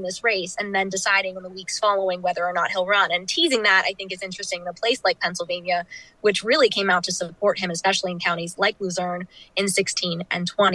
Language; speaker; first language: English; native; English